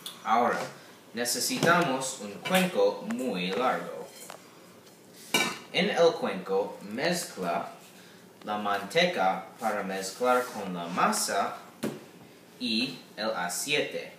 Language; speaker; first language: Spanish; non-native, learner; English